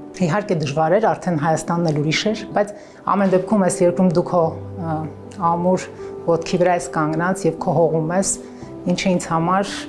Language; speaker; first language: Armenian; native; Armenian